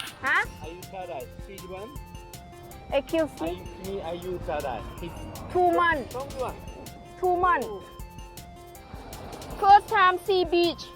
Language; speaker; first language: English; non-native, learner; Thai